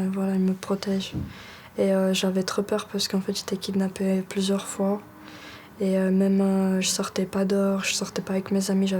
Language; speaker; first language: French; early bilingual, other home language; Georgian